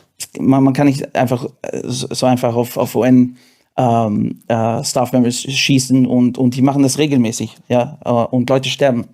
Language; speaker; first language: German; non-native, fluent; English